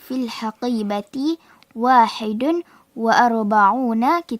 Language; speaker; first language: Arabic; non-native, learner; Malay